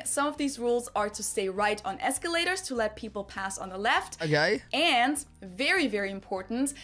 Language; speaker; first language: English; non-native, fluent; German